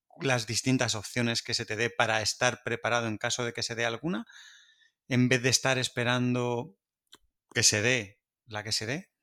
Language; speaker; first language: Spanish; native; Spanish